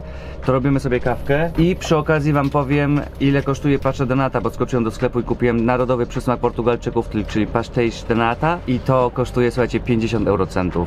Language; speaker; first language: Polish; native; Polish